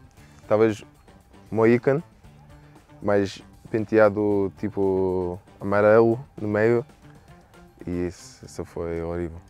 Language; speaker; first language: Portuguese; non-native, learner; English